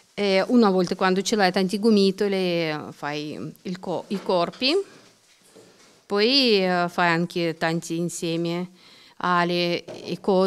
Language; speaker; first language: Italian; non-native, learner; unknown